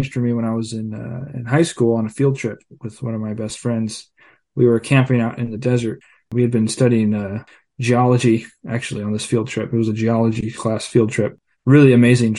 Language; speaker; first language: English; native; English